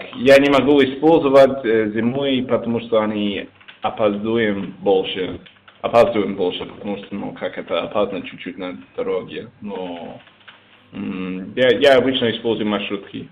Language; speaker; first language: Russian; non-native, learner; English